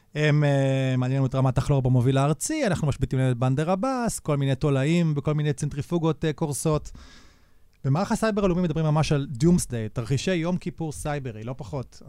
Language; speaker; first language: Hebrew; native; Hebrew